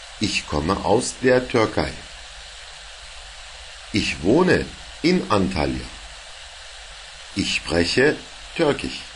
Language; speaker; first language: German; non-native, fluent; Turkish